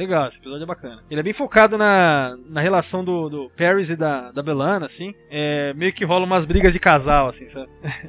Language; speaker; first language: Portuguese; native; Portuguese